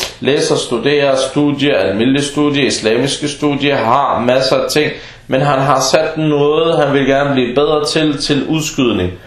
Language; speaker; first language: Danish; early bilingual, other home language; Arabic